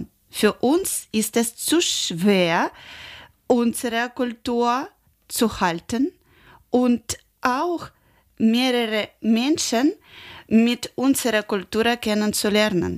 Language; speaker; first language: German; non-native, learner; Ukrainian